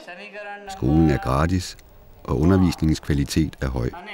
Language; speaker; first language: Danish; native; Danish